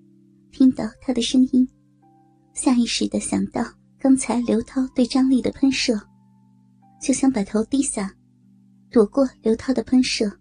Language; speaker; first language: Chinese; native; Chinese